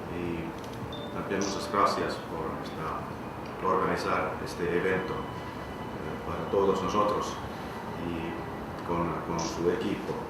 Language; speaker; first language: Spanish; non-native, fluent; Finnish